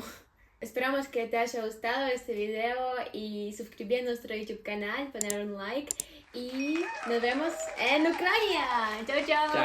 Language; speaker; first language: Spanish; non-native, fluent; Ukrainian